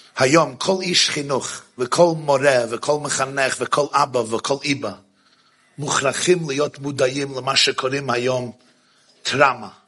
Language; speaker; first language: Hebrew; non-native, fluent; English